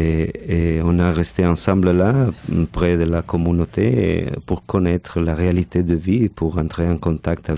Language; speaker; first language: French; non-native, fluent; Catalan